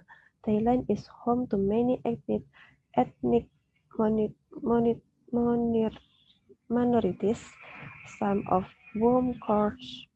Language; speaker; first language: English; non-native, learner; Indonesian